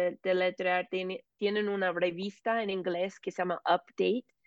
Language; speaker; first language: Spanish; non-native, fluent; English